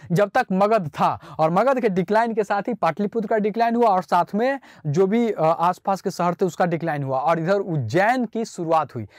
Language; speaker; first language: Hindi; native; Hindi